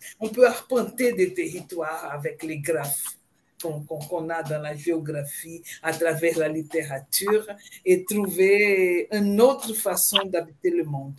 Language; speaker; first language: French; non-native, fluent; Portuguese